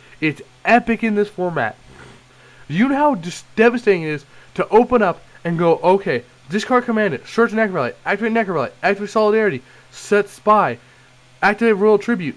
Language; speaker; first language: English; native; English